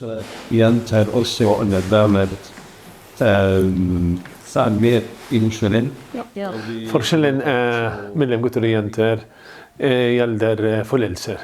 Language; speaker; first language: Norwegian; non-native, learner; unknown